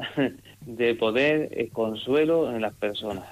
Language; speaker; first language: Spanish; native; Spanish